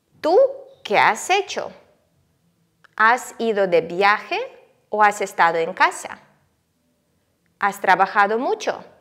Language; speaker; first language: Spanish; non-native, fluent; Ukrainian